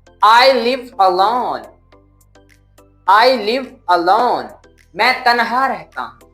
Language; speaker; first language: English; non-native, local second language; Urdu